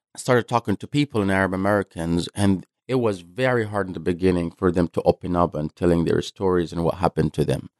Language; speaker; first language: English; non-native, fluent; Arabic